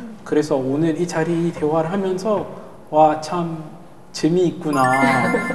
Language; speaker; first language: Korean; non-native, fluent; French